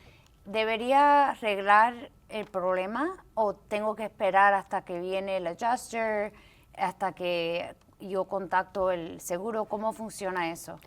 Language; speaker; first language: Spanish; early bilingual, heritage; Spanish